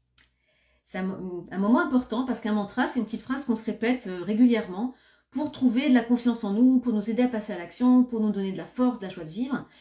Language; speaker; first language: French; native; French